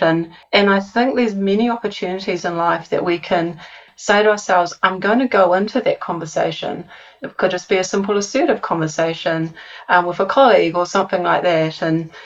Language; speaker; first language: English; native; English